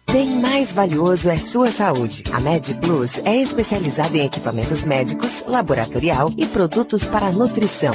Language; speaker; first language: Portuguese; native; Portuguese